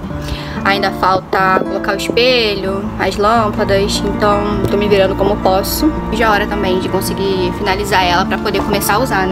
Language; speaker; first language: Portuguese; native; Portuguese